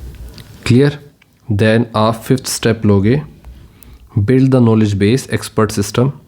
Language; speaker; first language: Hindi; native; Hindi